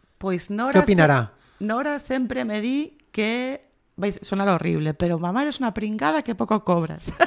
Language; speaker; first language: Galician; non-native, local second language; Spanish